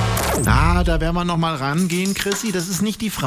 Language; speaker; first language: German; native; German